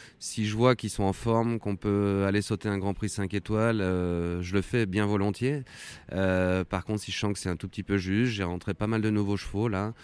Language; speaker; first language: French; native; French